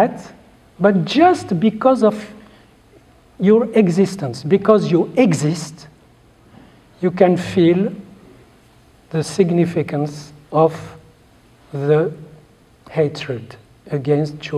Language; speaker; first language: English; non-native, fluent; Arabic